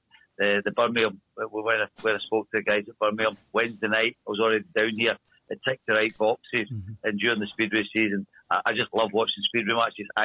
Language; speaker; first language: English; native; English